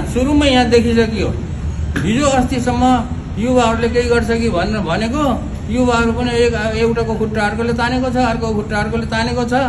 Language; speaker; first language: Nepali; native; Nepali